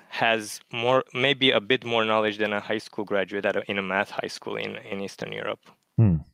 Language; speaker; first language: English; non-native, fluent; Romanian